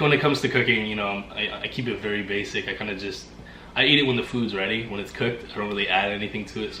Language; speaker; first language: English; native; English